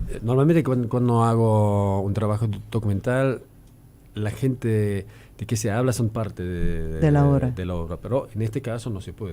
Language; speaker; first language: Spanish; non-native, fluent; German